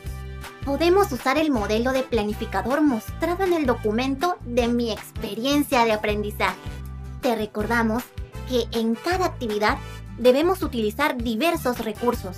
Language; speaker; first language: Spanish; native; Spanish